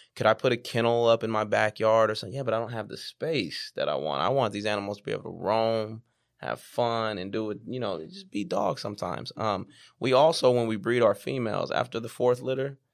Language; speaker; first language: English; native; English